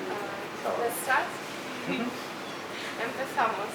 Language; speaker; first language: Spanish; non-native, learner; English